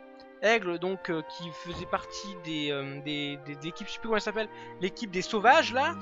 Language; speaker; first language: French; native; French